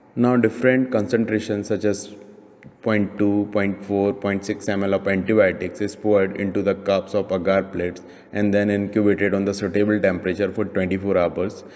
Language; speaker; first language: English; non-native, local second language; Hindi